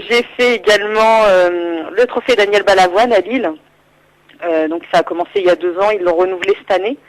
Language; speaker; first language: French; native; French